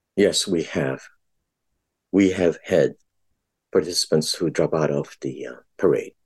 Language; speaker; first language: English; non-native, local second language; Filipino